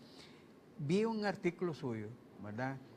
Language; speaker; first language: Spanish; native; Spanish